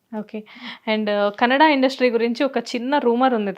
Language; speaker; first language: Telugu; native; Telugu